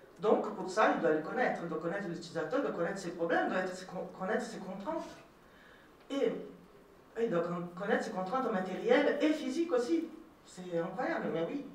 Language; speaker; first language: French; non-native, fluent; Portuguese